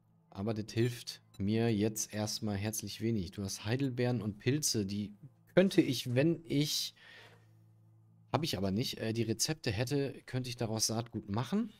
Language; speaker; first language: German; native; German